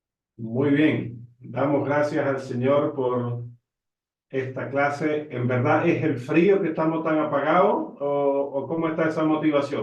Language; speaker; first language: Spanish; native; Spanish